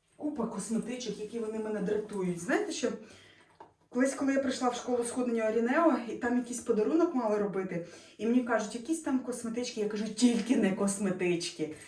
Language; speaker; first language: Ukrainian; non-native, local second language; Russian